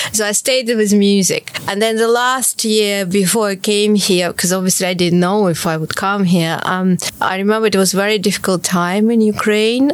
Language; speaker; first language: English; non-native, fluent; Ukrainian